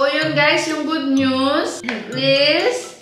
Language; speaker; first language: Filipino; native; Filipino